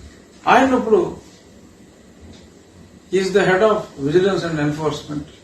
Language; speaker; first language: Telugu; native; Telugu